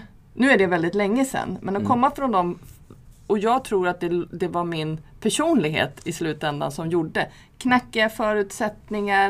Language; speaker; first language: Swedish; native; Swedish